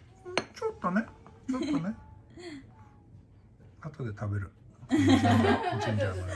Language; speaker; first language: Japanese; non-native, fluent; Swedish